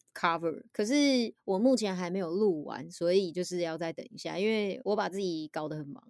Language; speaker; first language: Chinese; native; Chinese